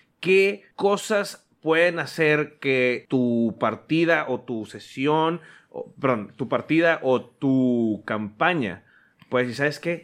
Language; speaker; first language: Spanish; native; Spanish